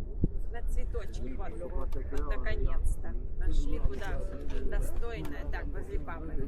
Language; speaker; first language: Russian; native; Russian